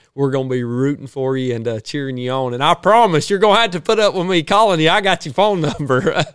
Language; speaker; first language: English; native; English